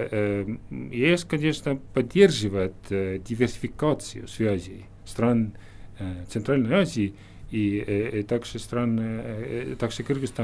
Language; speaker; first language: Russian; non-native, fluent; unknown